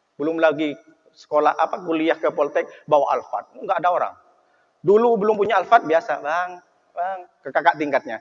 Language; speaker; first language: Indonesian; non-native, local second language; Madurese